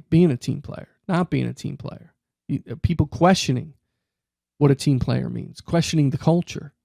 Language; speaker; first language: English; native; English